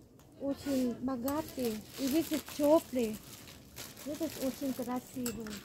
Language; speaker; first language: Russian; non-native, learner; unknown